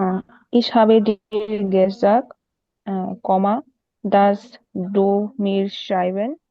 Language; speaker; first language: German; non-native, learner; Bangla